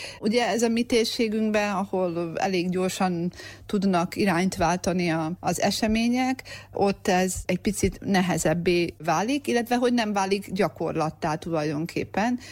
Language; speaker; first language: Hungarian; native; Hungarian